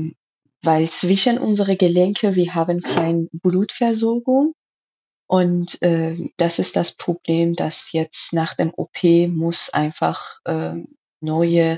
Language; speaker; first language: German; non-native, learner; Persian